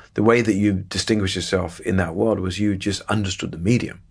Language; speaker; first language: English; native; English